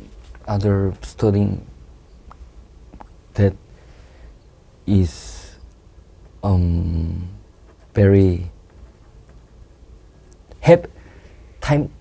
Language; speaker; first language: English; non-native, learner; Korean